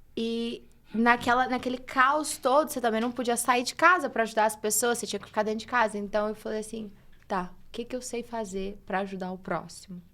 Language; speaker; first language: Portuguese; early bilingual, heritage; English